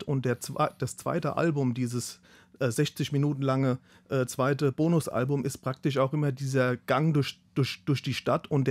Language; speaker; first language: German; native; German